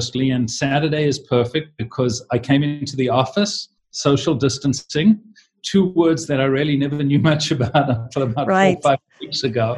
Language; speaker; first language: English; native; English